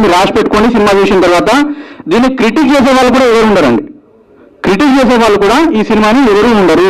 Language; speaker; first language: Telugu; native; Telugu